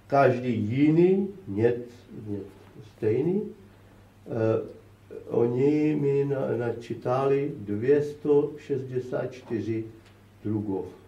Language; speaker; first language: Czech; non-native, learner; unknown